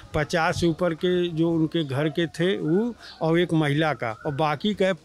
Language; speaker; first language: Hindi; native; Hindi